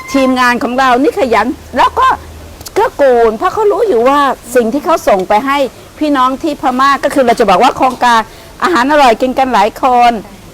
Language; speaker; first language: Thai; native; Thai